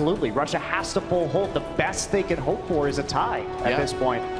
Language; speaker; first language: English; native; English